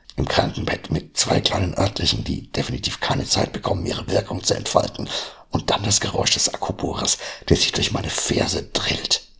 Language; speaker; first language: German; native; German